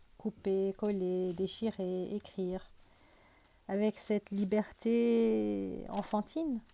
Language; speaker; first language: French; early bilingual, other home language; Turkish